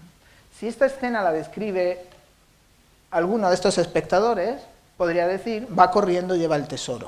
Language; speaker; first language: Spanish; native; Spanish